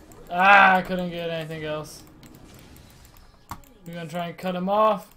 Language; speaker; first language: English; native; English